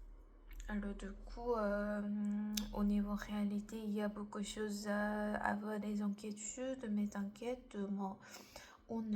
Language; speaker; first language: French; non-native, learner; Korean